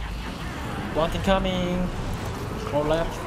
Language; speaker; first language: English; non-native, learner; Korean